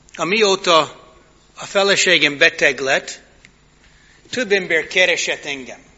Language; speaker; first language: Hungarian; non-native, fluent; English